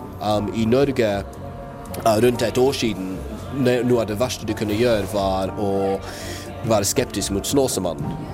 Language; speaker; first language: Norwegian; non-native, fluent; English